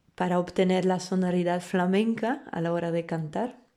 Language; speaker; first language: Spanish; non-native, fluent; Polish